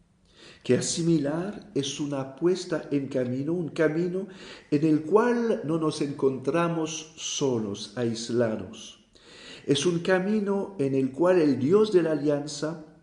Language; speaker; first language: Spanish; non-native, fluent; French